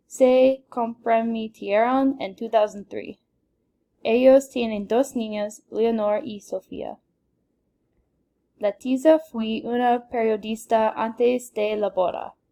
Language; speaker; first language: Spanish; non-native, learner; English